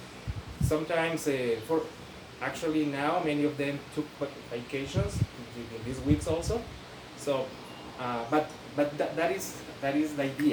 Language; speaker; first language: English; non-native, fluent; Spanish